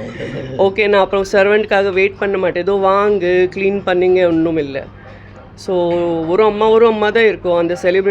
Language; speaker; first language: Tamil; non-native, fluent; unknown